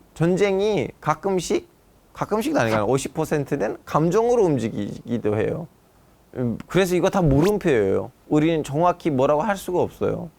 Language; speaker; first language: Korean; non-native, fluent; Turkish